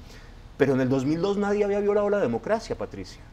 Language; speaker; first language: Spanish; native; Spanish